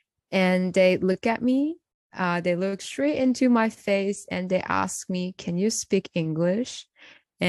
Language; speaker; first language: English; non-native, fluent; Chinese